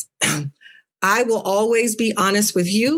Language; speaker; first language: English; native; English